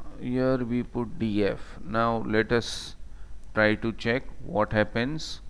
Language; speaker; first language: English; non-native, local second language; Gujarati